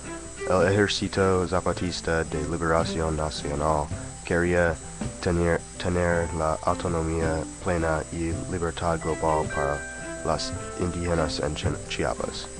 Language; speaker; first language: Spanish; non-native, learner; English